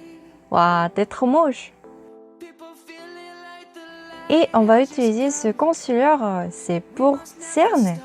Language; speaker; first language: French; non-native, learner; Korean